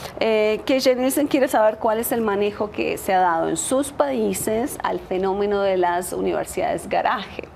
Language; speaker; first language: Spanish; native; Spanish